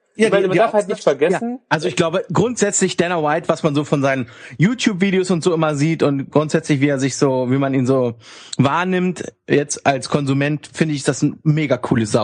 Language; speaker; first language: German; native; German